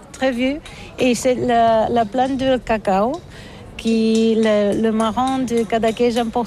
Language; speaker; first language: French; non-native, learner; Catalan